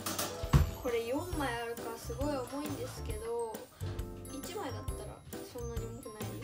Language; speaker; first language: Japanese; native; Japanese